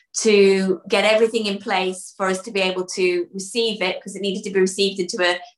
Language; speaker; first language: English; early bilingual, other home language; Dutch